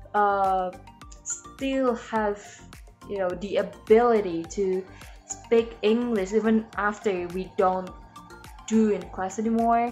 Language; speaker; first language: English; non-native, learner; Indonesian